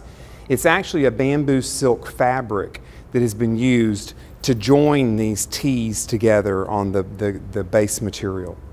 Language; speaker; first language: English; native; English